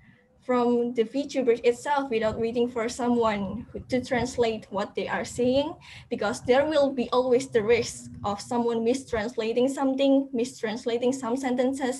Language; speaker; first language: English; non-native, fluent; Indonesian